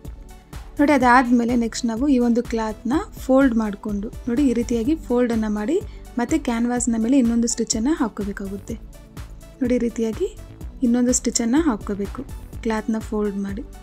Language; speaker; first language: Kannada; native; Kannada